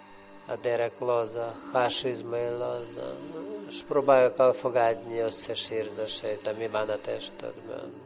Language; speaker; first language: Hungarian; non-native, fluent; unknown